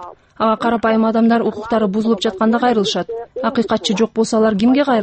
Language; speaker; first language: Kyrgyz; native; Kyrgyz